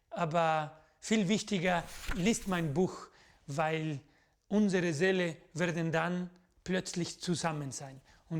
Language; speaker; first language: German; non-native, fluent; Spanish